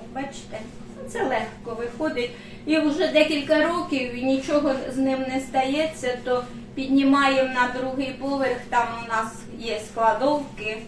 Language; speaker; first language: Ukrainian; native; Ukrainian